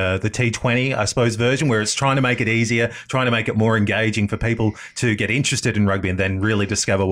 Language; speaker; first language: English; native; English